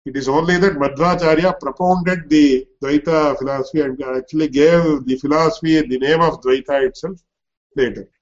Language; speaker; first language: English; non-native, local second language; Tamil